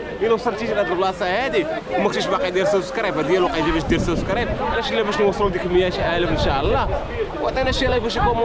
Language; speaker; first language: Arabic; native; Arabic